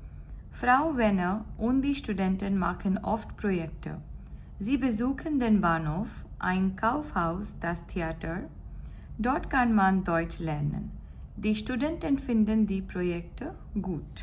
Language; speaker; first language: German; non-native, fluent; Gujarati